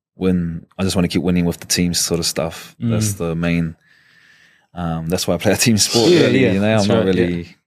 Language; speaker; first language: English; native; English